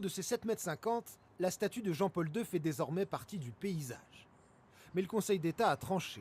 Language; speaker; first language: French; native; French